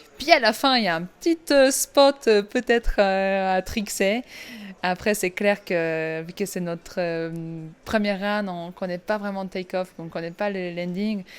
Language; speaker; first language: French; non-native, fluent; Polish